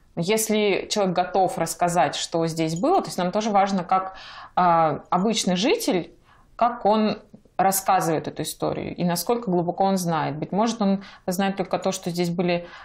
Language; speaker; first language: Russian; native; Russian